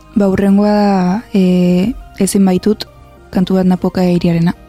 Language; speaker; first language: Basque; native; Basque